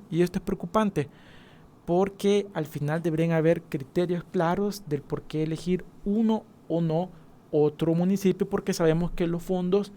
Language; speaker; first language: Spanish; native; Spanish